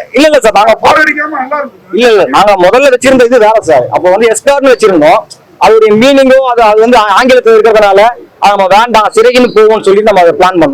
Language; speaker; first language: Tamil; native; Tamil